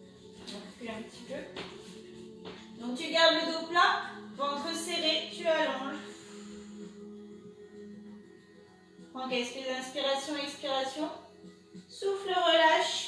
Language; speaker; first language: French; native; French